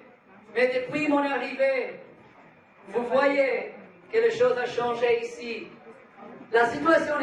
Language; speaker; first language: French; non-native, fluent; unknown